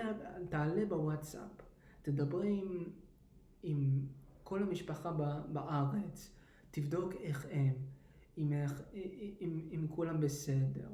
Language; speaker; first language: Hebrew; early bilingual, heritage; English